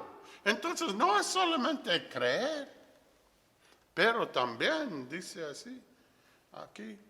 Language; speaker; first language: Spanish; non-native, fluent; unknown